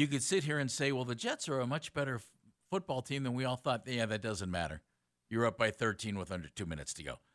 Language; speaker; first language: English; native; English